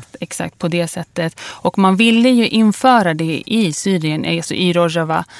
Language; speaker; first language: Swedish; early bilingual, other home language; Kurdish